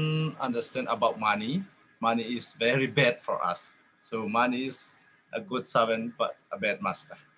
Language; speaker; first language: English; non-native, learner; Tedim Chin